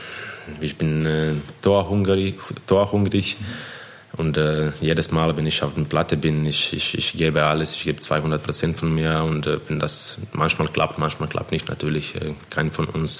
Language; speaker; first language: German; non-native, fluent; Croatian